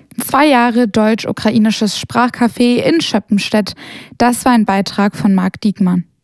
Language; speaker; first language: German; native; German